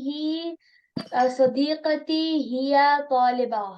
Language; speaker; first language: Arabic; non-native, learner; Urdu